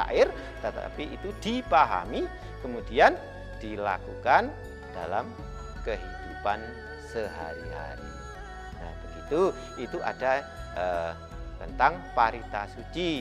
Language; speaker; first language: Indonesian; native; Indonesian